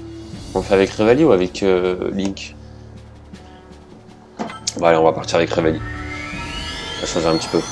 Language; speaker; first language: French; native; French